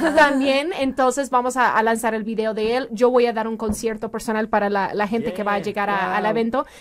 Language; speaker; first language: Spanish; non-native, fluent; English